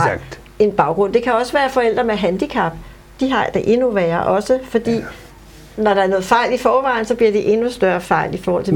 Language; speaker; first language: Danish; native; Danish